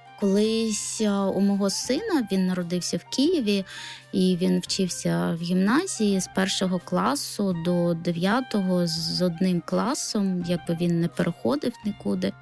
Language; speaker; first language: Ukrainian; non-native, local second language; Romany